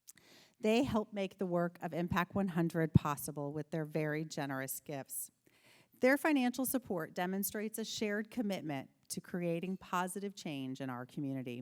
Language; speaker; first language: English; native; English